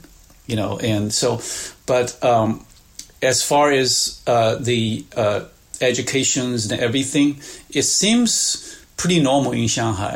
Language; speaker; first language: English; non-native, fluent; Chinese